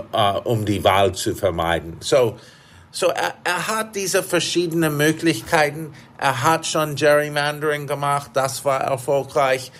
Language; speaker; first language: German; non-native, fluent; English